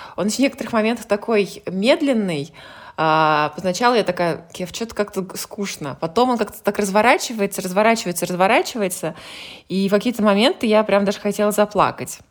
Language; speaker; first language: Russian; native; Russian